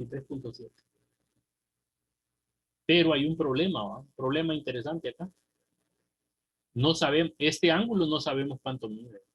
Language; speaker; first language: Spanish; native; Spanish